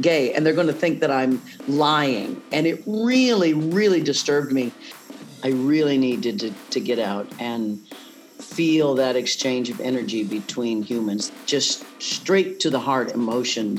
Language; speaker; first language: English; native; English